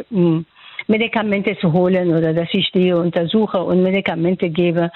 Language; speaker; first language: German; non-native, fluent; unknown